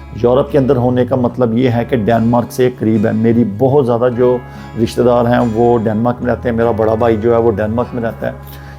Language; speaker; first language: Urdu; non-native, local second language; Punjabi